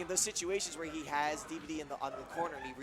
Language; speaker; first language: English; native; English